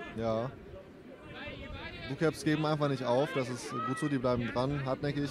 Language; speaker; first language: German; native; German